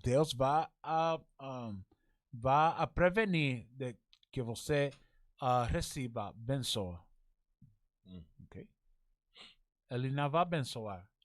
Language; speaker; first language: Portuguese; non-native, learner; English